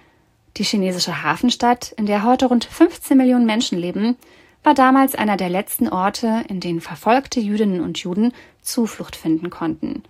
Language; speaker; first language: German; native; German